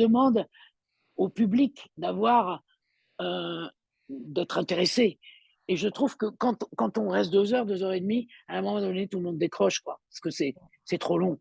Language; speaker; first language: French; native; French